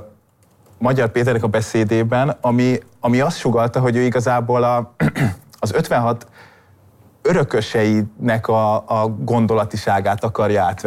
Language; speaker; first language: Hungarian; native; Hungarian